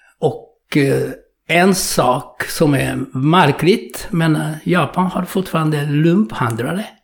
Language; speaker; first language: Swedish; non-native, fluent; Japanese